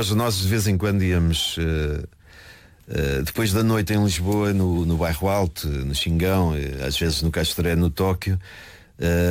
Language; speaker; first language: Portuguese; native; Portuguese